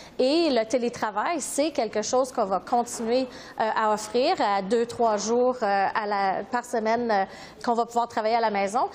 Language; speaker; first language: French; native; French